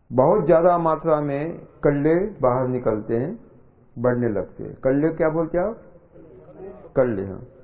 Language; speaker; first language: Hindi; non-native, local second language; Marathi